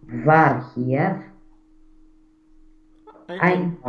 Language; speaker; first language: German; non-native, learner; Romanian